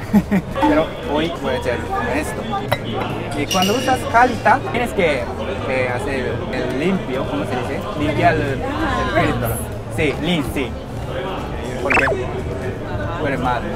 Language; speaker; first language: Spanish; non-native, learner; Japanese